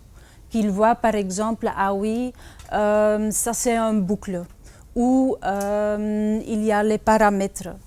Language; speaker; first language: French; non-native, fluent; Dutch